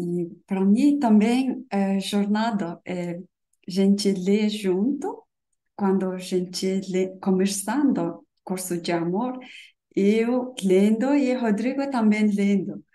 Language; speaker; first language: Portuguese; non-native, learner; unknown